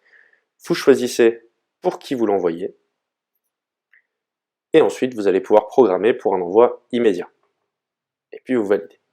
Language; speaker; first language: French; native; French